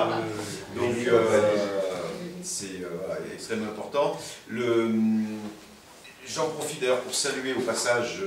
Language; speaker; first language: French; native; French